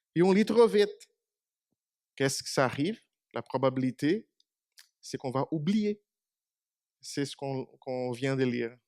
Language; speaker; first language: French; non-native, fluent; Portuguese